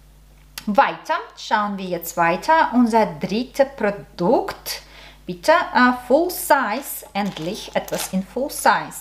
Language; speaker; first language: German; non-native, learner; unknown